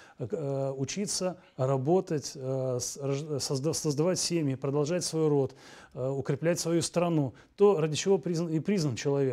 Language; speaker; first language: Russian; native; Russian